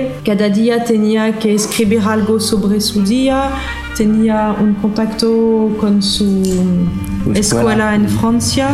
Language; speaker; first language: Spanish; non-native, fluent; French